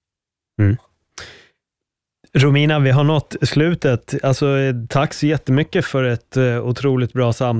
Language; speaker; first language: Swedish; native; Swedish